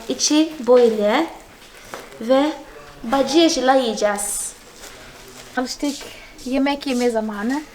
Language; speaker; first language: Turkish; non-native, fluent; Portuguese